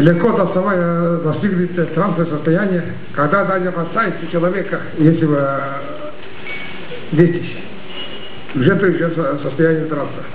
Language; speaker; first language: Russian; non-native, local second language; Tuvinian